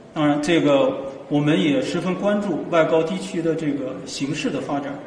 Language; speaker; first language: Chinese; native; Chinese